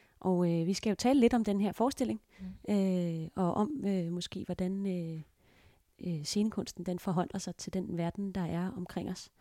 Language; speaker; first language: Danish; native; Danish